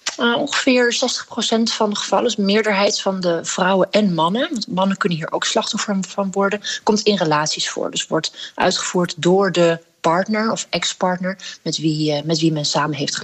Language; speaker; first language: Dutch; native; Dutch